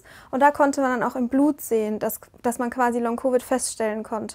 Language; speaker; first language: German; native; German